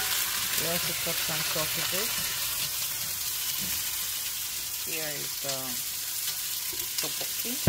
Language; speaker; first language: English; non-native, local second language; Bulgarian